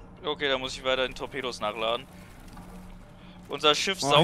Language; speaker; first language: German; native; German